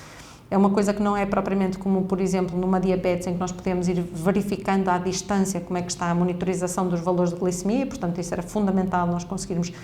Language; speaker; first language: Portuguese; native; Portuguese